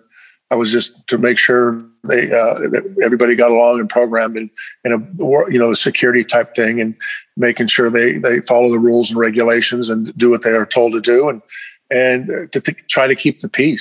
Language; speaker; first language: English; native; English